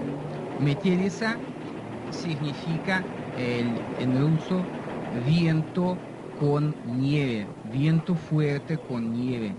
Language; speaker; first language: Spanish; non-native, fluent; Russian